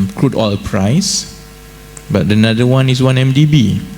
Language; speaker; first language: English; non-native, local second language; Malay